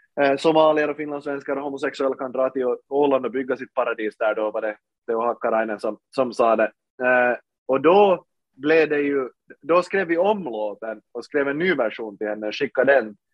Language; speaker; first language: Swedish; native; Swedish